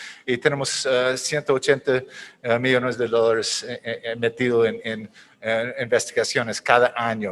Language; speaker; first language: Spanish; non-native, fluent; English